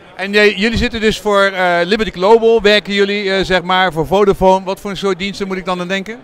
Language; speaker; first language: Dutch; native; Dutch